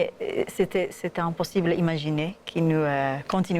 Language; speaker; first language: French; non-native, learner; Hebrew